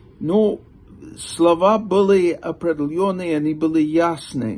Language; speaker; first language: Russian; non-native, fluent; English